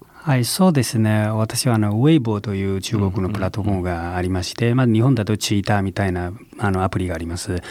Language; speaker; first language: Japanese; non-native, fluent; Chinese